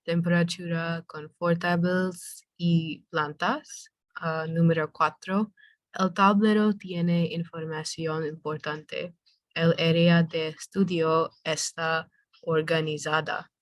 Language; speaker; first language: Spanish; non-native, learner; English